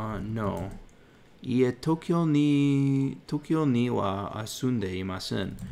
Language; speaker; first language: Japanese; non-native, learner; English